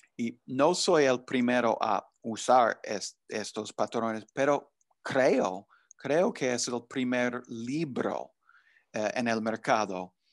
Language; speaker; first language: Spanish; non-native, fluent; English